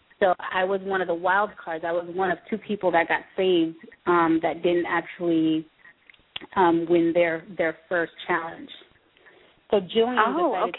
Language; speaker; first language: English; native; English